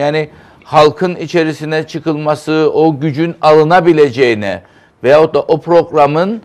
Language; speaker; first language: Turkish; native; Turkish